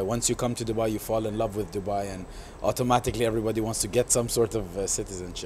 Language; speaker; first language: English; non-native, local second language; Arabic